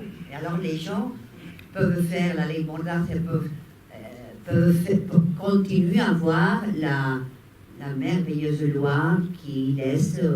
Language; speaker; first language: French; non-native, fluent; Spanish